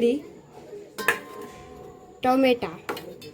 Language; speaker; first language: Gujarati; native; Gujarati